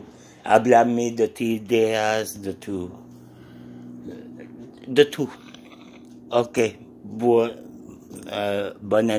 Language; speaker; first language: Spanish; non-native, learner; French